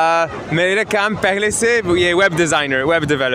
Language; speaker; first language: Hindi; non-native, learner; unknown